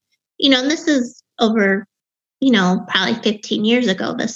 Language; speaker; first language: English; native; English